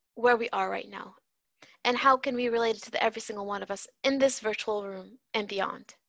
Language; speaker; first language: English; native; English